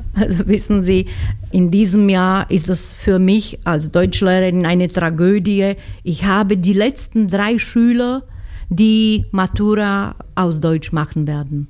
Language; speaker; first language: German; non-native, fluent; Slovak